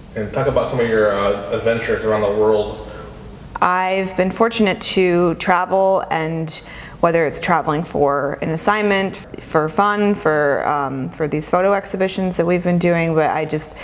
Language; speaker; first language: English; native; English